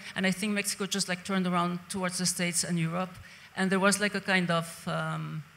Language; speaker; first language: English; non-native, fluent; Spanish